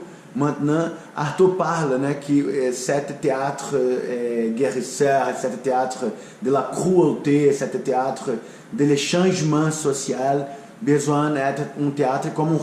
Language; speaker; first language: French; non-native, learner; Portuguese